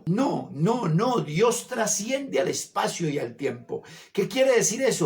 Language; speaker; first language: Spanish; native; Spanish